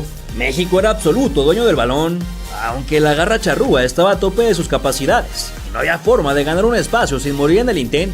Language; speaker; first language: Spanish; native; Spanish